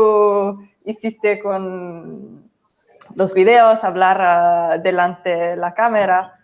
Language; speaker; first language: Spanish; non-native, fluent; English